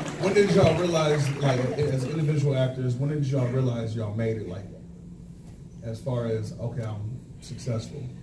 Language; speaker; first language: English; native; English